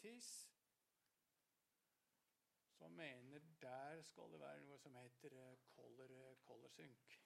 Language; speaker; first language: Norwegian; non-native, fluent; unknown